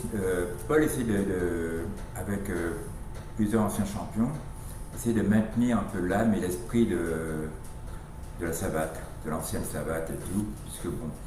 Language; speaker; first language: French; native; French